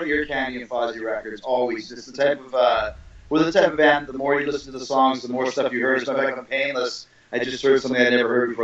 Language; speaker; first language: English; native; English